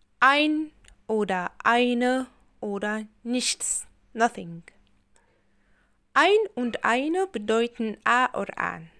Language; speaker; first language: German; non-native, fluent; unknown